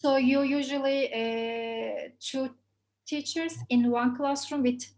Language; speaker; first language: English; non-native, learner; Turkish